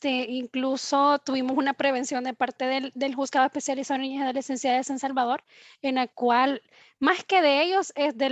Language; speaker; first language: Spanish; native; Spanish